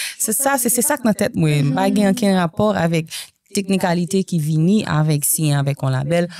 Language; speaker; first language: French; non-native, local second language; Haitian Creole